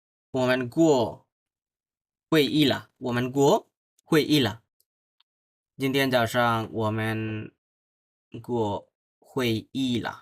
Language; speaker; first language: Chinese; non-native, fluent; Bangla